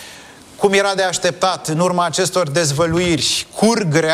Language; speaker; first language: Romanian; native; Romanian